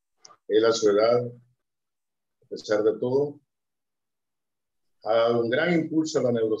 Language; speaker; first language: Spanish; native; Spanish